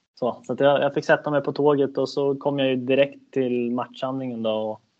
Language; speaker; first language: Swedish; native; Swedish